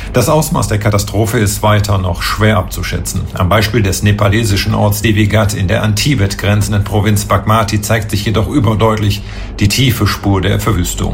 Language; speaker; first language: German; native; German